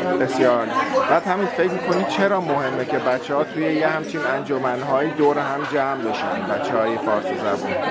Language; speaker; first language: Persian; native; Persian